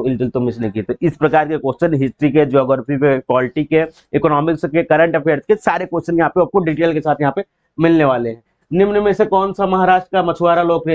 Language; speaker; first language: Hindi; native; Hindi